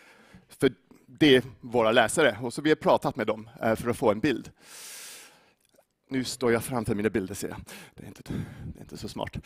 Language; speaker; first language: Swedish; non-native, fluent; English